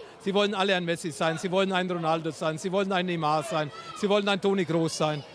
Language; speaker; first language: German; native; German